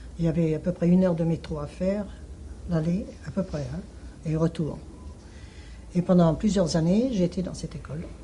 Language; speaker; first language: French; early bilingual, other home language; Hungarian